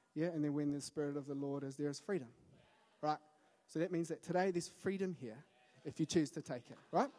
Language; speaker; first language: English; native; English